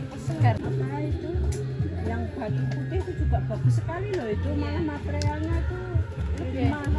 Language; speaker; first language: Indonesian; native; Indonesian